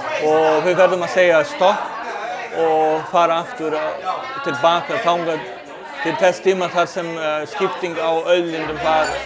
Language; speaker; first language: Icelandic; non-native, fluent; Portuguese